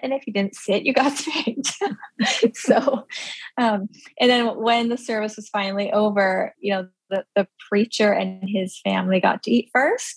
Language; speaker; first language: English; early bilingual, other home language; Pennsylvania German